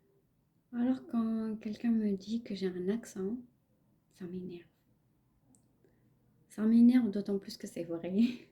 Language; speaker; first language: French; non-native, fluent; Punjabi